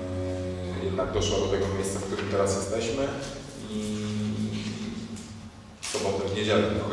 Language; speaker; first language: Polish; native; Polish